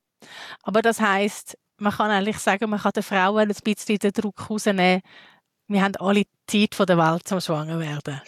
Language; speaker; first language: German; native; German